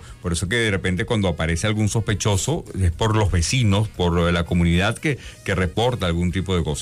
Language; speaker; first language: Spanish; native; Spanish